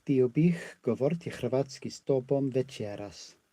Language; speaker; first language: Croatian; non-native, learner; English